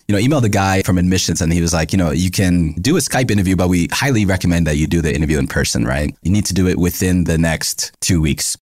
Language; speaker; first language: English; native; English